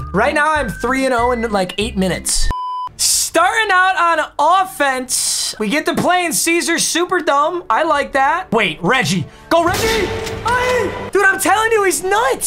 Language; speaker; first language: English; native; English